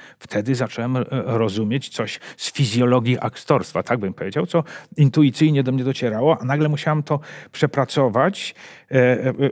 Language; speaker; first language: Polish; native; Polish